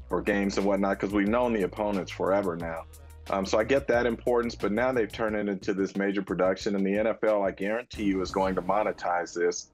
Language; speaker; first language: English; native; English